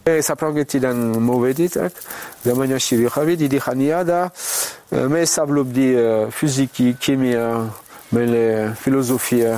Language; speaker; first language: Georgian; non-native, learner; French